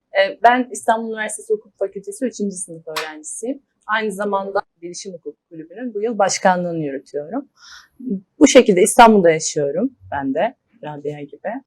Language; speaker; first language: Turkish; native; Turkish